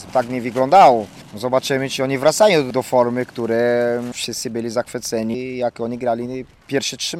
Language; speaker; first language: Polish; non-native, fluent; Portuguese